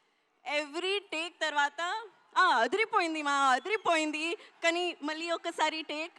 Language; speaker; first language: Telugu; non-native, learner; Hindi